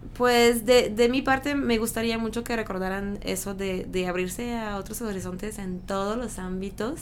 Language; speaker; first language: Spanish; non-native, fluent; French